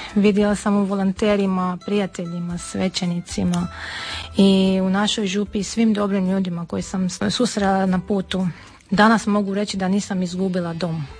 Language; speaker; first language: Serbian; non-native, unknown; Armenian